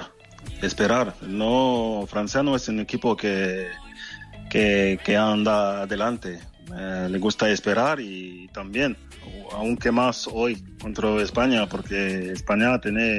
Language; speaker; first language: Spanish; non-native, fluent; French